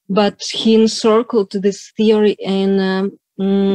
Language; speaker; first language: English; non-native, fluent; Ukrainian